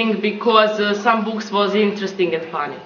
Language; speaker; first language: English; non-native, learner; Croatian